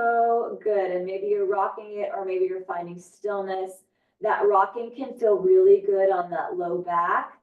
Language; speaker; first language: English; native; English